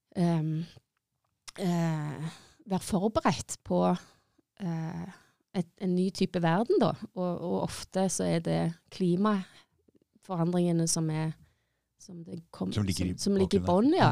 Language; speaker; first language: Norwegian; native; Norwegian